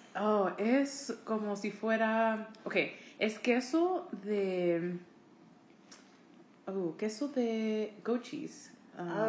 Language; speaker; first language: Spanish; early bilingual, heritage; Spanish